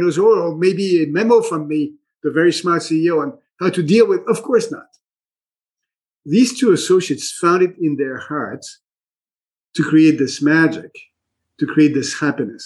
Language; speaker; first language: English; native; English